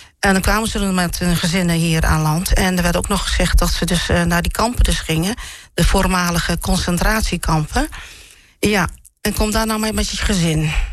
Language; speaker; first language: Dutch; early bilingual, other home language; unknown